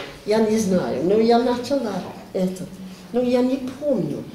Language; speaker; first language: Russian; non-native, learner; English